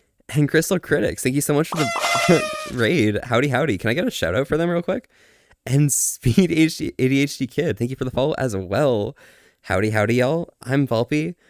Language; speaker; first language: English; native; English